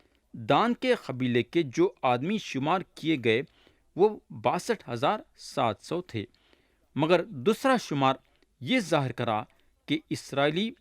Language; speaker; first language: Urdu; native; Urdu